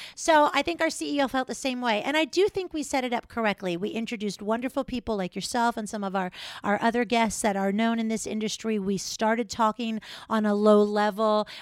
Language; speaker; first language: English; native; English